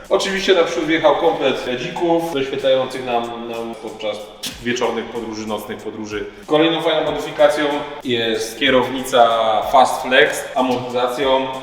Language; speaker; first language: Polish; native; Polish